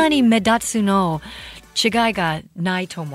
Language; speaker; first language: Japanese; non-native, fluent; English